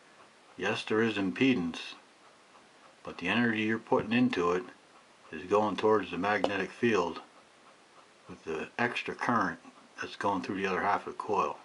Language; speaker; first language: English; native; English